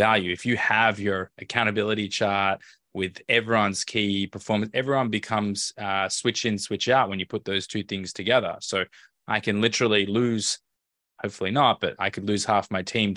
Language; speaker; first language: English; native; English